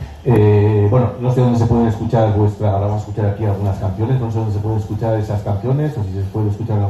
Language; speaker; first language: Spanish; native; Spanish